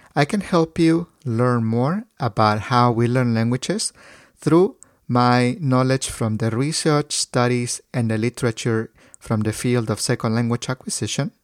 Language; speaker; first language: English; non-native, fluent; Spanish